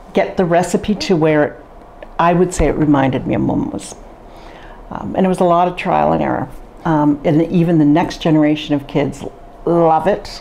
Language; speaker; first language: English; native; English